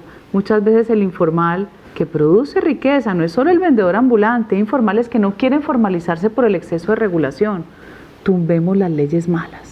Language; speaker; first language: Spanish; native; Spanish